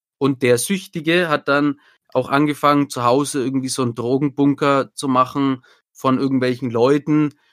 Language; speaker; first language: German; native; German